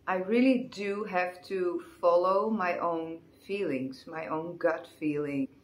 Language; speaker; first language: English; non-native, fluent; Dutch